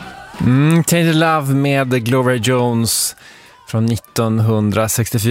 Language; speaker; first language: Swedish; native; Swedish